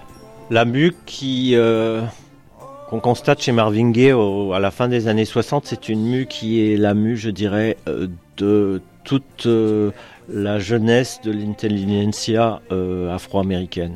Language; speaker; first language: French; native; French